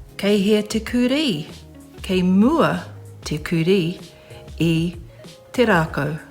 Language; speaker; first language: Māori; non-native, local second language; English